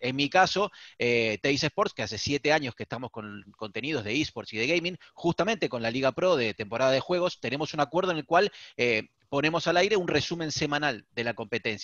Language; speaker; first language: Spanish; native; Spanish